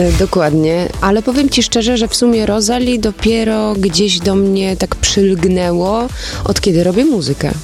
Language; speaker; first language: Polish; early bilingual, heritage; Polish